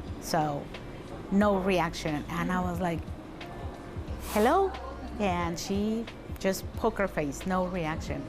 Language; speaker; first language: English; non-native, fluent; Spanish